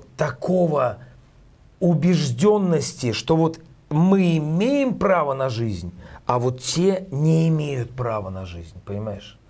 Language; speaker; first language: Russian; native; Russian